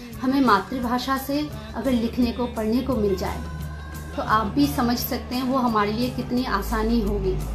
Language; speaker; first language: Hindi; non-native, local second language; Kok Borok